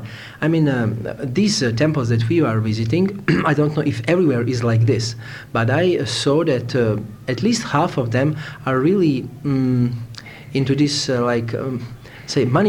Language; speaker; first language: English; non-native, fluent; Serbian